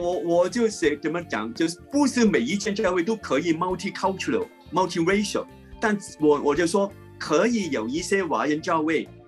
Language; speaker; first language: Chinese; non-native, local second language; Cantonese